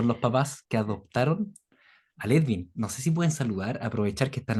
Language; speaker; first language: Spanish; native; Spanish